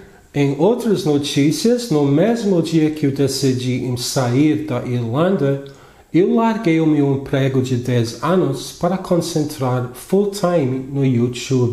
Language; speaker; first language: Portuguese; non-native, fluent; English